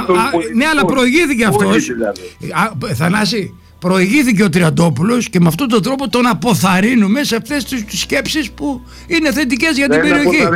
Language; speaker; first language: Greek; native; Greek